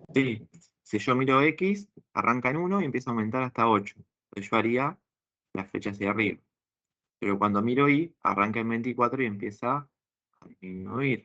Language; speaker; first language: Spanish; native; Spanish